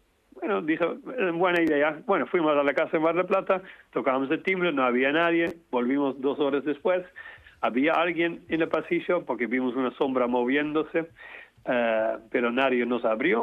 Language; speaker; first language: Spanish; non-native, fluent; Dutch